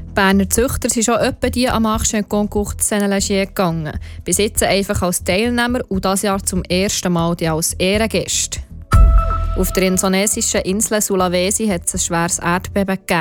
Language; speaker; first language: German; native; German